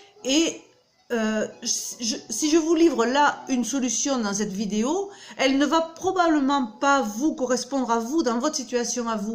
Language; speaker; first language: French; native; French